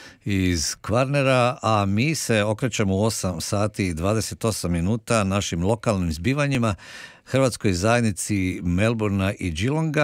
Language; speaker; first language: Croatian; native; Croatian